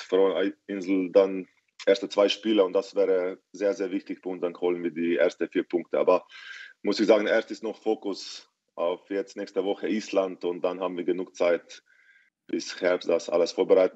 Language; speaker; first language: German; non-native, fluent; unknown